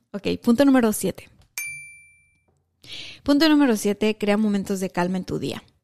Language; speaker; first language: Spanish; native; Spanish